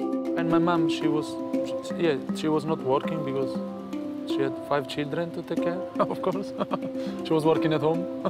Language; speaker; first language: English; non-native, fluent; Italian